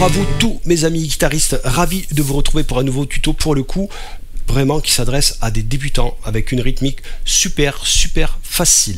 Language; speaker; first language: French; native; French